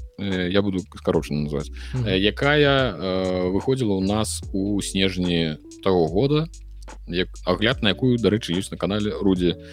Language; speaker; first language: Belarusian; non-native, local second language; Russian